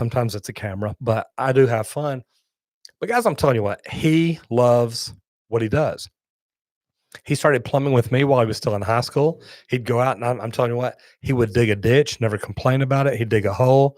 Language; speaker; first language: English; native; English